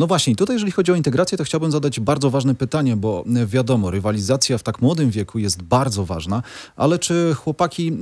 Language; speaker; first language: Polish; native; Polish